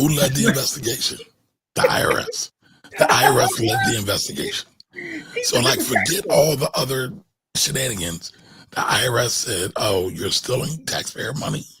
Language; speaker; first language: English; native; English